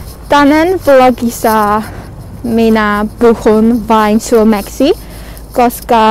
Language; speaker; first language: Finnish; non-native, learner; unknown